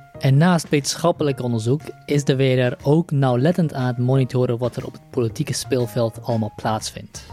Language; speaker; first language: Dutch; native; Dutch